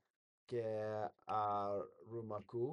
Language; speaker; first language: Indonesian; non-native, learner; English